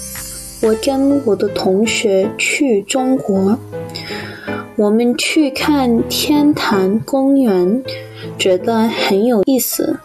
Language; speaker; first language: Chinese; non-native, learner; English